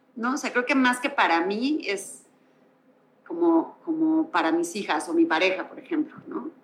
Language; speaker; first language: Spanish; native; Spanish